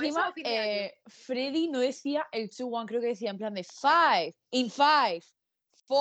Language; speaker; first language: Spanish; native; Spanish